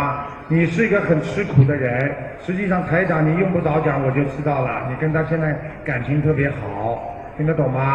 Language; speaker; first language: Chinese; native; Chinese